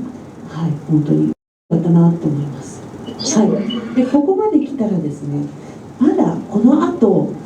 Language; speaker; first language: Japanese; native; Japanese